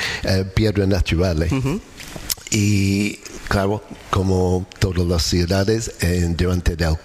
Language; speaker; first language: Spanish; non-native, learner; English